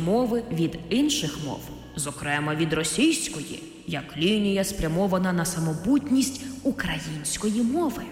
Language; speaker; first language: Ukrainian; native; Ukrainian